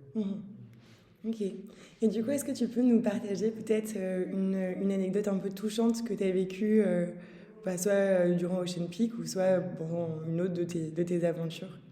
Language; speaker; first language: French; native; French